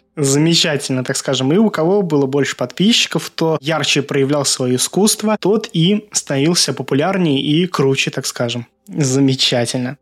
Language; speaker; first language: Russian; non-native, local second language; Azerbaijani